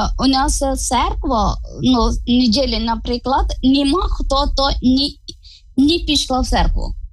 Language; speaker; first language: Ukrainian; non-native, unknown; Malayalam